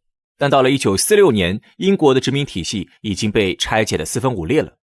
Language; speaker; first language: Chinese; native; Chinese